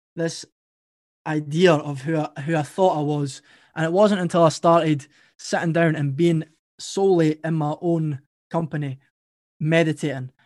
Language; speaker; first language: English; native; English